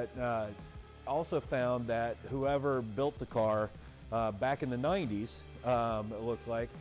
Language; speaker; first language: English; native; English